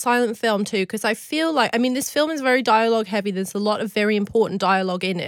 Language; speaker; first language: English; native; English